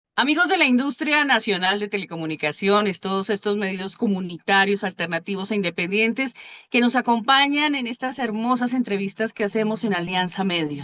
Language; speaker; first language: Spanish; native; Spanish